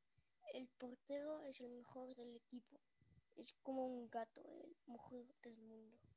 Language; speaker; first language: Spanish; early bilingual, heritage; Spanish